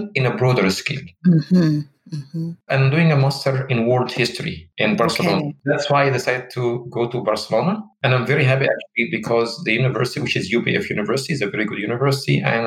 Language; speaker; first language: English; non-native, fluent; Arabic